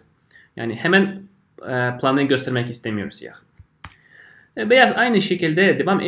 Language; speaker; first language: Turkish; non-native, fluent; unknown